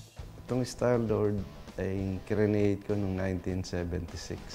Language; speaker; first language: Filipino; native; Filipino